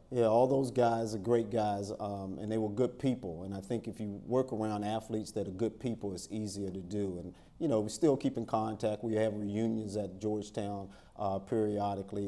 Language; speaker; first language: English; native; English